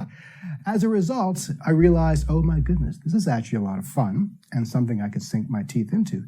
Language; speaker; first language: English; native; English